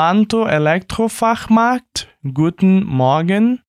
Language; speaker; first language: German; non-native, fluent; Portuguese